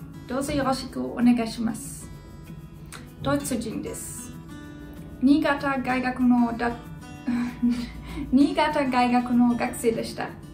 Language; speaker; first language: Japanese; non-native, learner; German